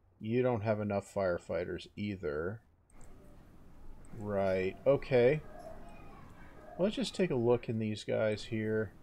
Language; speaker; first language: English; native; English